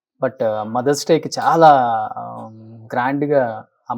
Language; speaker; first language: Telugu; native; Telugu